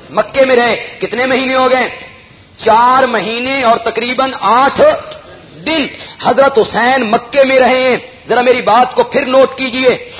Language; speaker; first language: Urdu; non-native, local second language; Punjabi